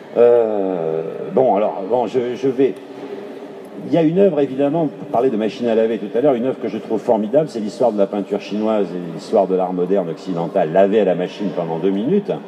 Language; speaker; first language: French; native; French